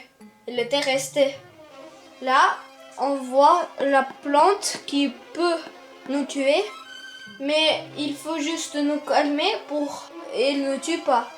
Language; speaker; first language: French; non-native, learner; Russian